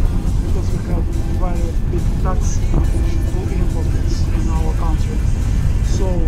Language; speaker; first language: English; non-native, learner; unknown